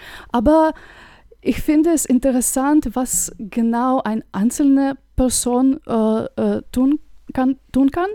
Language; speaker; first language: German; non-native, learner; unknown